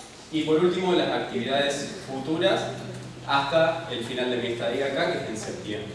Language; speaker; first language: Spanish; native; Spanish